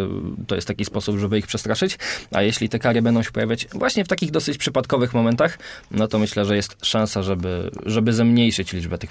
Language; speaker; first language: Polish; native; Polish